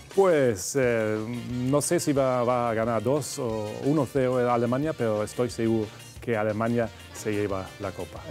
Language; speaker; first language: Spanish; non-native, fluent; German